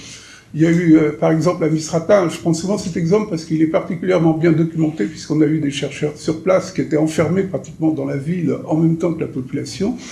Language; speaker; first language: French; native; French